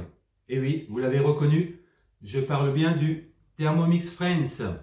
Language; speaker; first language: French; native; French